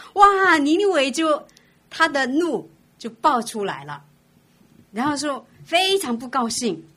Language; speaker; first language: Chinese; non-native, fluent; Korean